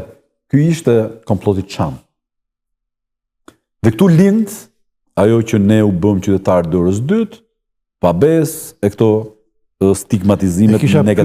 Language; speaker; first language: Albanian; native; Albanian